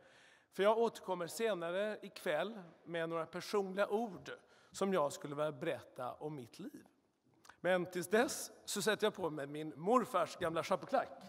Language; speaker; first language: Swedish; native; Swedish